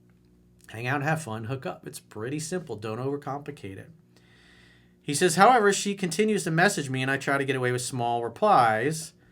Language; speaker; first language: English; native; English